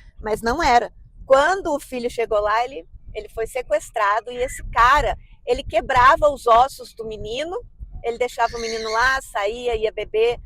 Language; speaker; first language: Portuguese; native; Portuguese